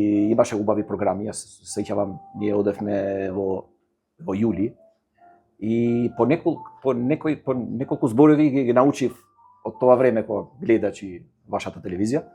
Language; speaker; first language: Macedonian; non-native, fluent; Albanian